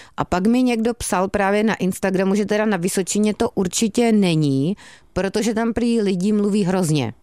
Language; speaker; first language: Czech; native; Czech